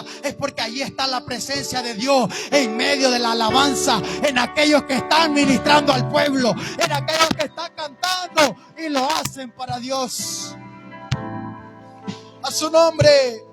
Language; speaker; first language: Spanish; native; Spanish